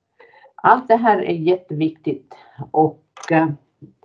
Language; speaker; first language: Swedish; non-native, fluent; Finnish